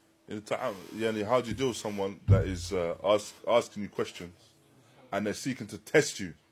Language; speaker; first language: English; native; English